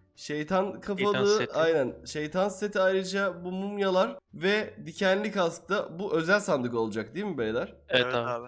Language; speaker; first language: Turkish; native; Turkish